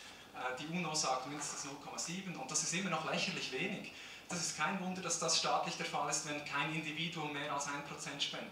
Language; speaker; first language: German; native; German